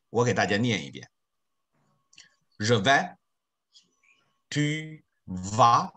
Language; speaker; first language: French; non-native, fluent; Chinese